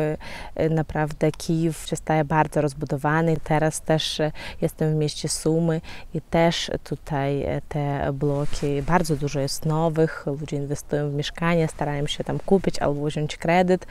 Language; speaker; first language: Polish; non-native, fluent; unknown